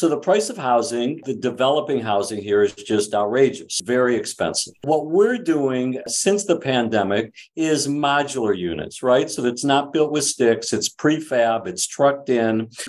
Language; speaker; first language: English; native; English